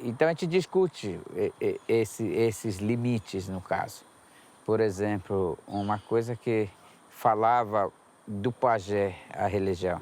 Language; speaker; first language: Portuguese; non-native, local second language; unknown